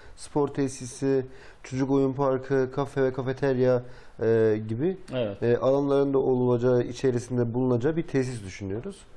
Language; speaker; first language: Turkish; native; Turkish